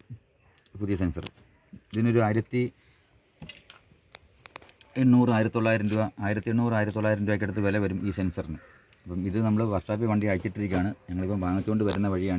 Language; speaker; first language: Malayalam; native; Malayalam